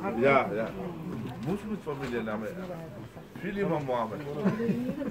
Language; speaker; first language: German; non-native, learner; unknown